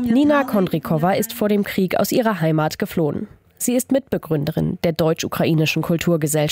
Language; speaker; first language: German; native; German